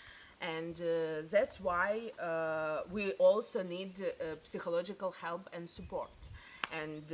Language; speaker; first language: English; non-native, learner; Ukrainian